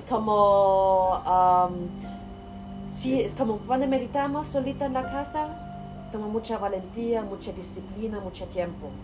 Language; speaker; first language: Spanish; non-native, learner; German